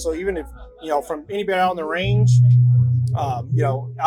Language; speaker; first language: English; native; English